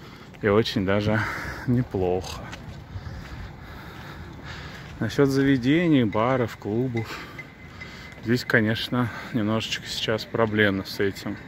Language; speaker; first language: Russian; native; Russian